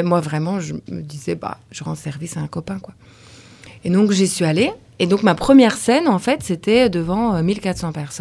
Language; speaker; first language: French; early bilingual, other home language; Lithuanian